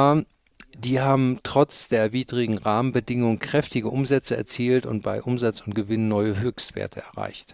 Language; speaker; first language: German; native; German